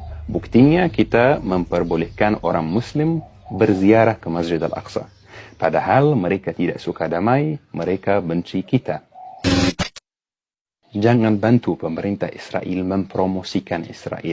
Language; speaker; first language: Indonesian; non-native, fluent; Arabic